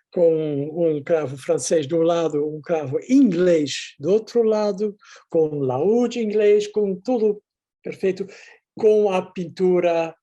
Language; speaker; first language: Portuguese; non-native, fluent; Dutch